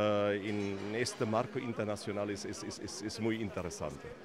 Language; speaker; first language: Spanish; non-native, fluent; German